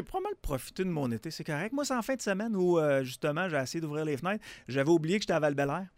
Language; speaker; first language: French; native; French